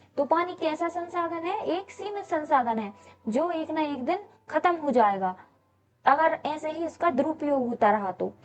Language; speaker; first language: Hindi; native; Hindi